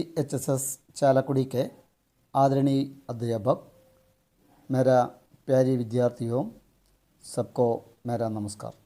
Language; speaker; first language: Hindi; non-native, local second language; Malayalam